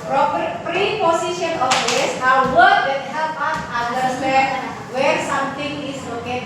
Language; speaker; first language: English; non-native, learner; Indonesian